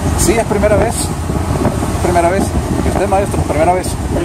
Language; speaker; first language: Spanish; native; Spanish